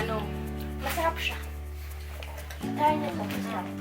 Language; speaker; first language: Filipino; non-native, local second language; Cebuano